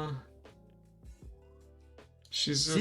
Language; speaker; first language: Japanese; non-native, learner; English